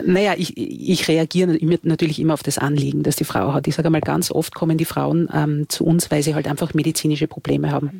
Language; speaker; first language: German; native; German